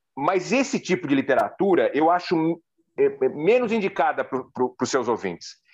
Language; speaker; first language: Portuguese; native; Portuguese